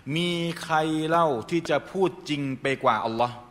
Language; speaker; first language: Thai; native; Thai